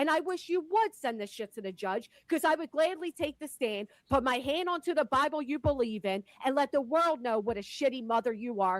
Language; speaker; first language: English; native; English